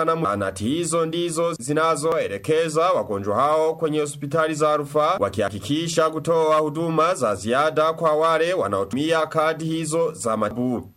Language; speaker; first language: Swahili; non-native, local second language; Rundi